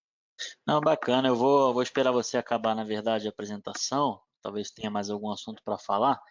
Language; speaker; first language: Portuguese; native; Portuguese